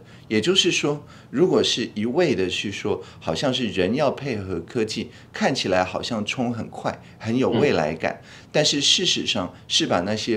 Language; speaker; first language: Chinese; native; Chinese